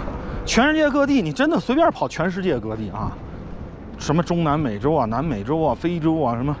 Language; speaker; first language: Chinese; native; Chinese